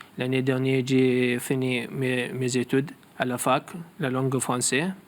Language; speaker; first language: French; non-native, learner; Arabic